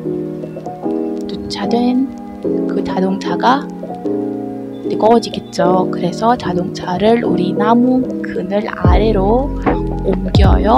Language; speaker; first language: Korean; non-native, learner; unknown